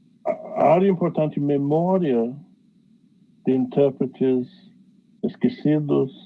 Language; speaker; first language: Portuguese; non-native, fluent; English